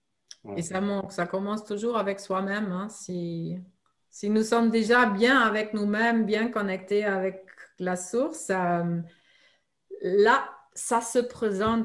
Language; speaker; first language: French; non-native, fluent; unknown